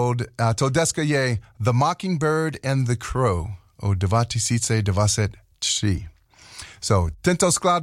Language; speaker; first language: Czech; non-native, learner; English